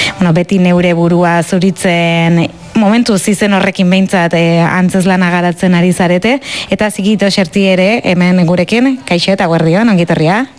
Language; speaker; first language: Basque; native; Basque